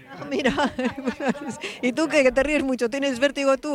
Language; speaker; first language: Spanish; native; Spanish